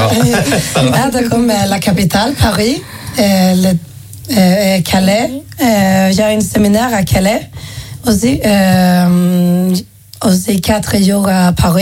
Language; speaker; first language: French; non-native, learner; Swedish